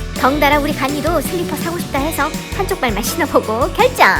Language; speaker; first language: Korean; native; Korean